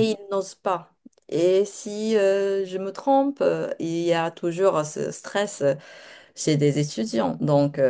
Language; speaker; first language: French; non-native, fluent; Japanese